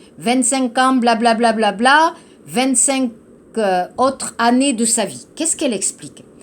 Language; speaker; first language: French; native; French